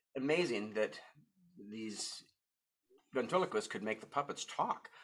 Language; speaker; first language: English; native; English